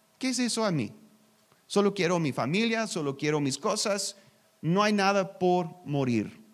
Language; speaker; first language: Spanish; non-native, learner; English